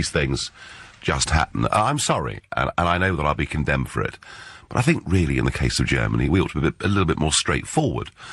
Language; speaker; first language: English; native; English